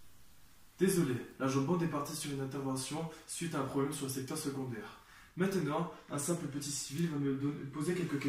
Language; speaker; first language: French; native; French